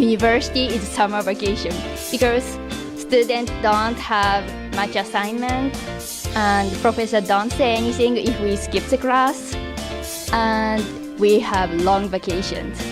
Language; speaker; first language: English; non-native, fluent; Japanese